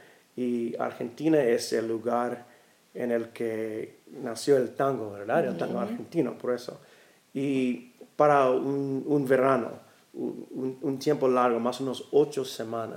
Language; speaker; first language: Spanish; non-native, learner; English